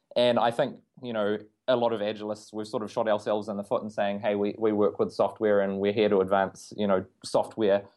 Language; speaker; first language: English; native; English